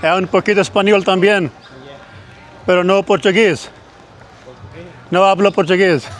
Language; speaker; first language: Spanish; non-native, learner; Hindi